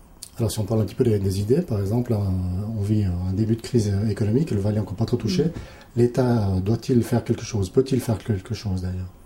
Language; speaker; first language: French; native; French